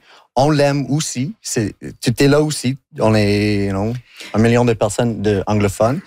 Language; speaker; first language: French; non-native, local second language; English